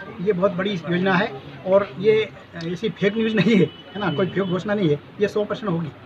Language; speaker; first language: Hindi; native; Hindi